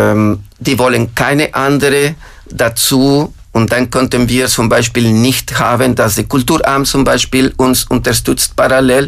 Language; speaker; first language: German; non-native, fluent; Spanish